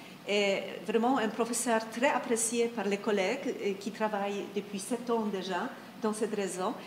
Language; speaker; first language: French; non-native, fluent; Polish